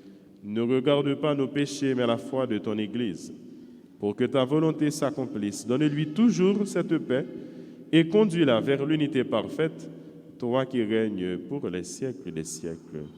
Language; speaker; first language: French; non-native, local second language; Haitian Creole